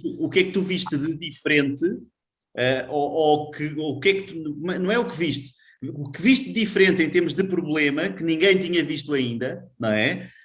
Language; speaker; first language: Portuguese; native; Portuguese